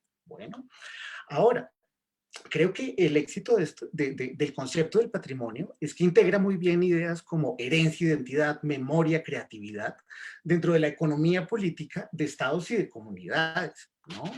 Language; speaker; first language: Spanish; native; Spanish